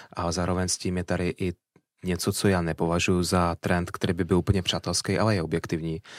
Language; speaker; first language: Czech; early bilingual, other home language; Russian